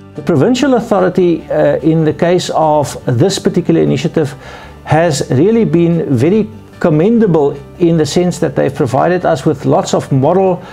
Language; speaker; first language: English; non-native, local second language; Afrikaans